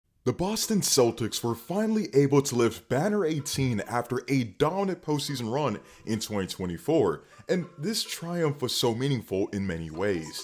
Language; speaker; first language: English; native; English